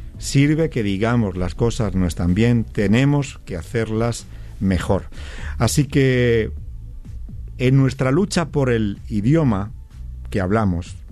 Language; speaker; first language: Spanish; native; Spanish